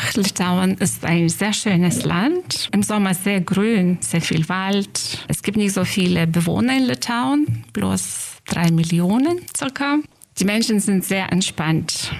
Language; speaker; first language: German; non-native, fluent; Lithuanian